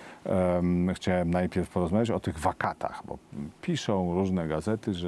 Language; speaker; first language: Polish; native; Polish